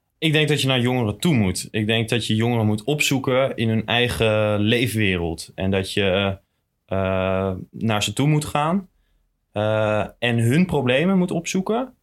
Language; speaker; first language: Dutch; native; Dutch